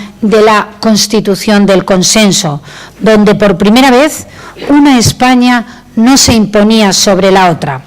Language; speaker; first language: Spanish; native; Spanish